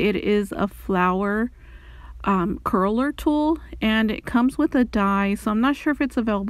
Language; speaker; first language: English; native; English